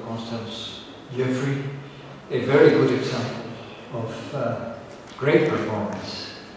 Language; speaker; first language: English; non-native, fluent; Spanish